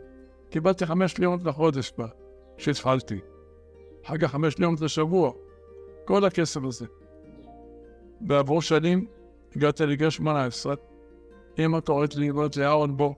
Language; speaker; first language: Hebrew; early bilingual, other home language; Arabic